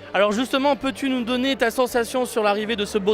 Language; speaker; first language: French; native; French